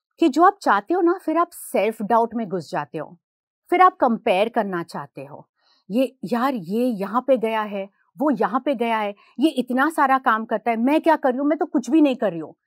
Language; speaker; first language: Hindi; non-native, local second language; Gujarati